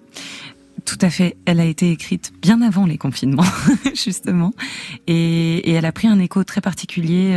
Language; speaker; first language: French; native; French